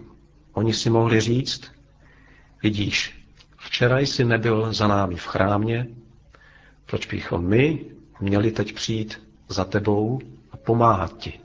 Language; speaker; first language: Czech; native; Czech